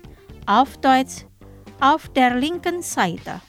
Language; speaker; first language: German; non-native, fluent; Indonesian